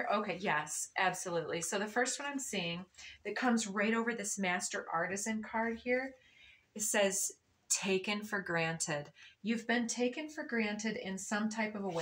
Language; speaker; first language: English; native; English